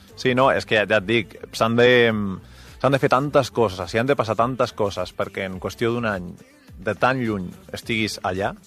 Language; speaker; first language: Catalan; non-native, local second language; Spanish